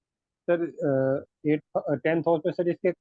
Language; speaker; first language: Hindi; native; Hindi